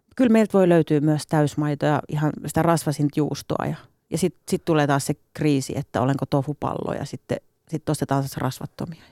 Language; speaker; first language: Finnish; native; Finnish